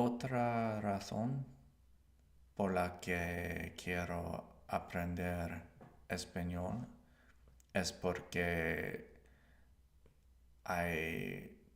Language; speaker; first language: Spanish; non-native, learner; English